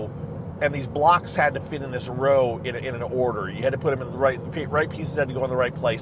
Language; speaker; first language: English; native; English